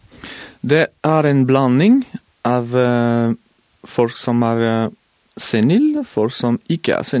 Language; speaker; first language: Norwegian; non-native, fluent; French